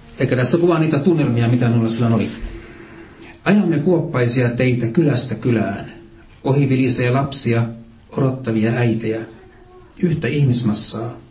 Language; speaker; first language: Finnish; native; Finnish